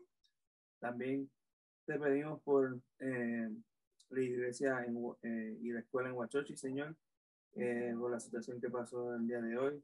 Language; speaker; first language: Spanish; native; Spanish